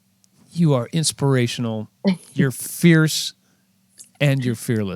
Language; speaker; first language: English; native; English